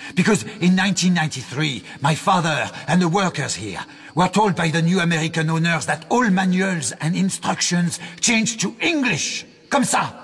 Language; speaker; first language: English; non-native, fluent; French